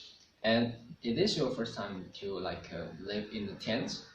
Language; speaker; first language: English; non-native, learner; Chinese